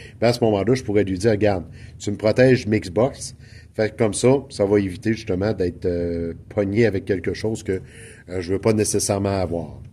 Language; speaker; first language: French; native; French